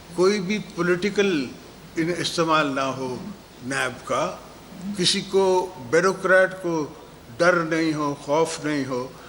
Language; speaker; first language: Urdu; non-native, local second language; Sindhi